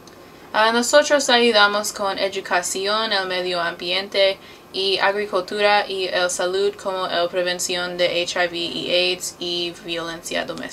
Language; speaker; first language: Spanish; non-native, learner; English